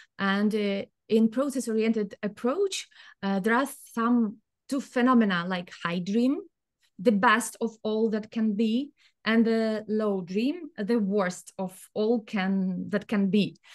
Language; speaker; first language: English; non-native, fluent; Ukrainian